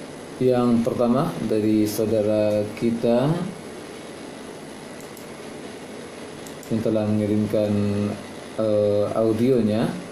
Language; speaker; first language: Indonesian; native; Indonesian